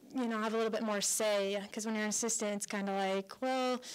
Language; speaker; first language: English; native; English